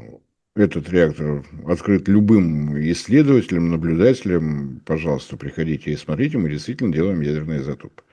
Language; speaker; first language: Russian; native; Russian